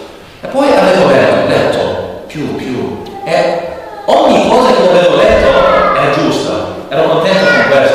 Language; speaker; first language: Italian; non-native, learner; English